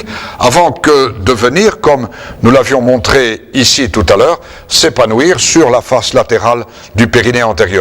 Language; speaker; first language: French; native; French